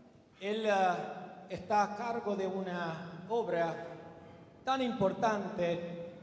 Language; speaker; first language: Spanish; non-native, learner; Romanian